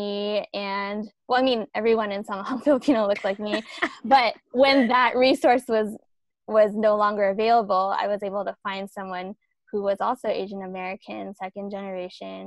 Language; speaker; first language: English; early bilingual, other home language; Filipino